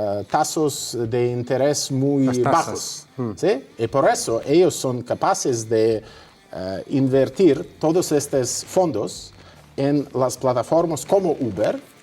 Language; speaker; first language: Spanish; non-native, fluent; Russian